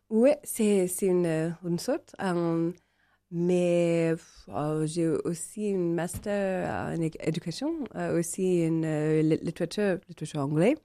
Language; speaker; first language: French; non-native, learner; English